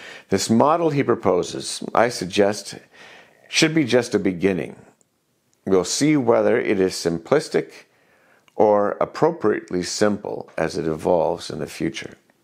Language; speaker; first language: English; native; English